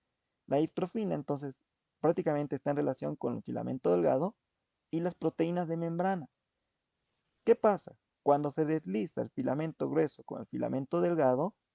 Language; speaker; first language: Spanish; native; Spanish